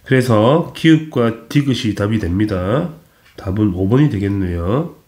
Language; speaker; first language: Korean; native; Korean